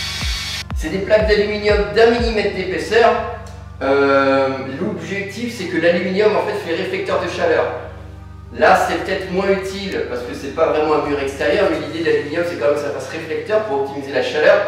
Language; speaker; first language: French; native; French